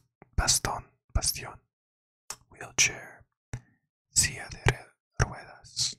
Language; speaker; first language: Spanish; non-native, learner; English